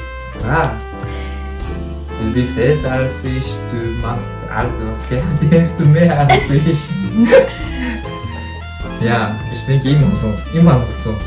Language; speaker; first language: German; non-native, learner; Japanese